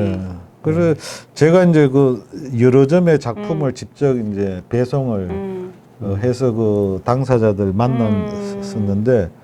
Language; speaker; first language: Korean; native; Korean